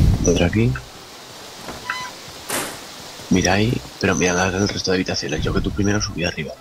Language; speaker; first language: Spanish; native; Spanish